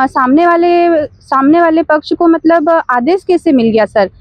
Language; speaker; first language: Hindi; native; Hindi